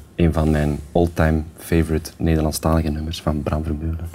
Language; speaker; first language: Dutch; native; Dutch